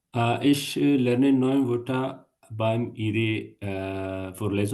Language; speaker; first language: German; non-native, learner; Pashto